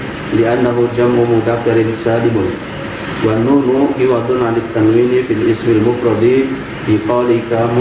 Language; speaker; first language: Arabic; non-native, learner; Indonesian